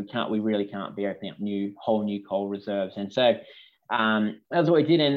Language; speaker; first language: English; native; English